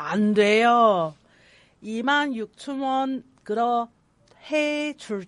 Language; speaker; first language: Korean; non-native, learner; Cantonese